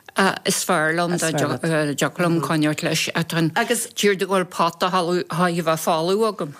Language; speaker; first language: Irish; non-native, local second language; English